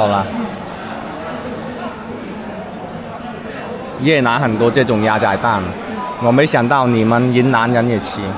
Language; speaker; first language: Chinese; non-native, fluent; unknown